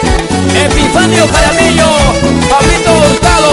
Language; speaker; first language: Spanish; native; Spanish